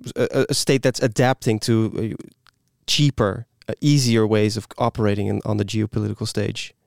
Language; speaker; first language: English; non-native, fluent; Dutch